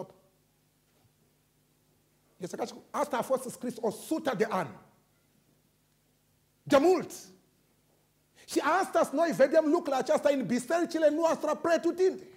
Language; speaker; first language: Romanian; non-native, learner; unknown